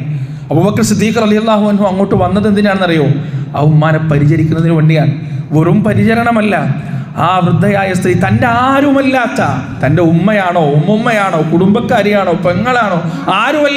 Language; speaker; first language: Malayalam; native; Malayalam